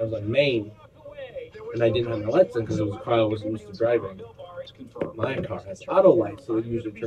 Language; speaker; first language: English; native; English